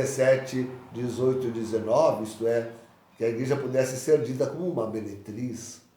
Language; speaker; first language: Portuguese; native; Portuguese